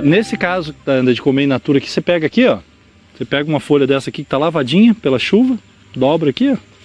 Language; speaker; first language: Portuguese; native; Portuguese